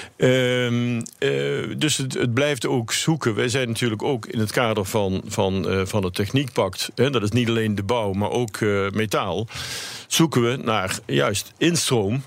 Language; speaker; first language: Dutch; native; Dutch